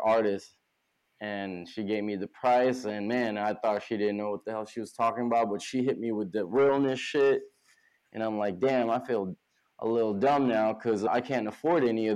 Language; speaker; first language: English; native; English